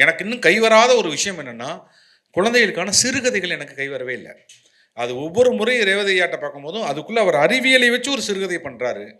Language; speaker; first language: Tamil; non-native, local second language; Malayalam